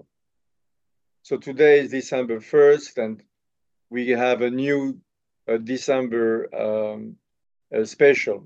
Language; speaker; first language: English; non-native, fluent; French